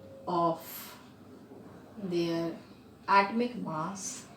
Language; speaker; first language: English; non-native, local second language; Hindi